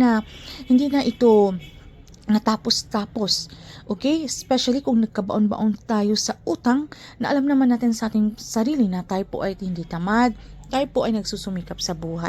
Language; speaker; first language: Filipino; native; Filipino